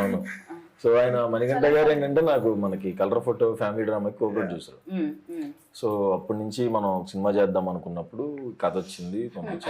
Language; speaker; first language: Telugu; native; Telugu